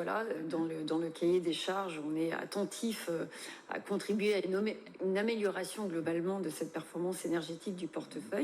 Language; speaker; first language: French; native; French